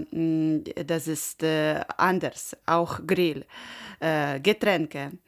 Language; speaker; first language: German; non-native, learner; Ukrainian